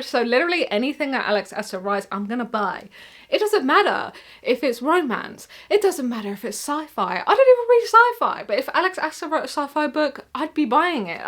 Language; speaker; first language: English; native; English